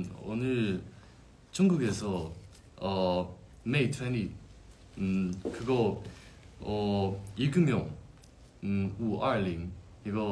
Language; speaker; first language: Korean; non-native, fluent; Chinese